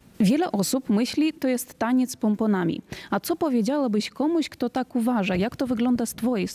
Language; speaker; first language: Polish; native; Polish